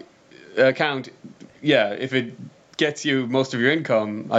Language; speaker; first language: English; native; English